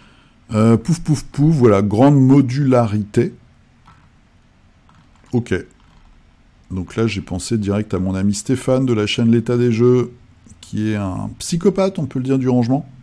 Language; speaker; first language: French; native; French